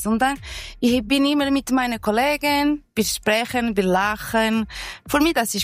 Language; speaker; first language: German; non-native, learner; Portuguese